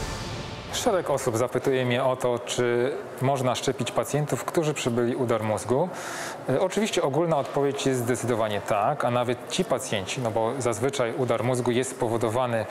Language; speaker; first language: Polish; native; Polish